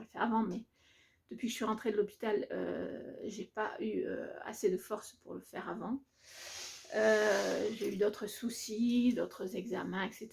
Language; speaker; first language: French; native; French